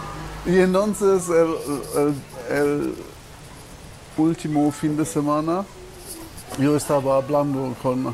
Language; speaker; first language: Spanish; non-native, learner; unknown